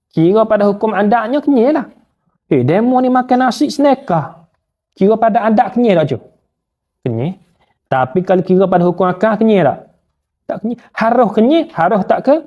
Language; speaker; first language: Malay; native; Malay